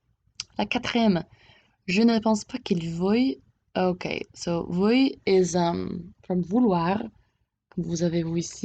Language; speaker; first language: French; non-native, fluent; English